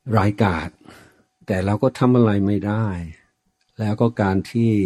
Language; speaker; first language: Thai; non-native, fluent; English